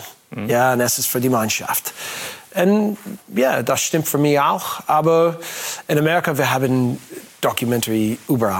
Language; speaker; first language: German; non-native, learner; English